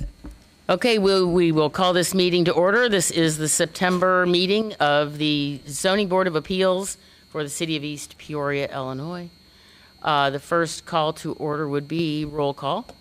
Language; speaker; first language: English; native; English